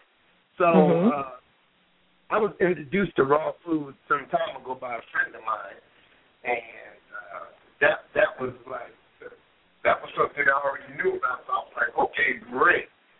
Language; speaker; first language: English; native; English